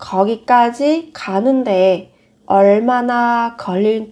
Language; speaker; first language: Korean; non-native, fluent; Vietnamese